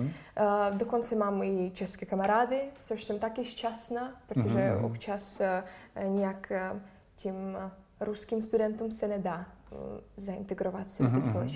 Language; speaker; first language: Czech; non-native, fluent; Russian